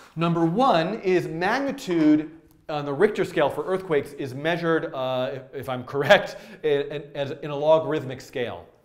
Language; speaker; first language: English; native; English